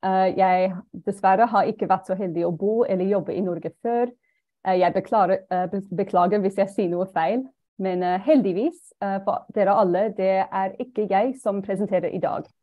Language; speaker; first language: Norwegian; non-native, fluent; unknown